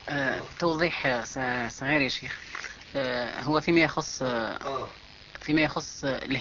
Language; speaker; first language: Arabic; native; Arabic